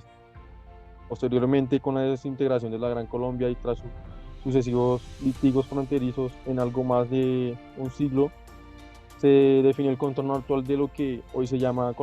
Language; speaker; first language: Spanish; native; Spanish